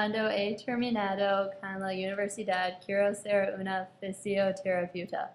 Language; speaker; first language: Spanish; non-native, learner; English